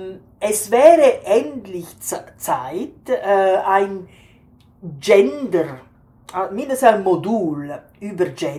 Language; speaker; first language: German; non-native, fluent; Italian